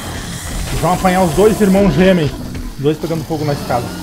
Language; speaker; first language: Portuguese; native; Portuguese